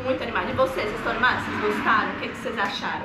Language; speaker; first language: Portuguese; native; Portuguese